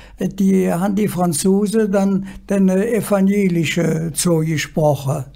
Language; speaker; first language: German; native; German